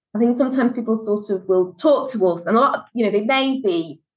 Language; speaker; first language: English; native; English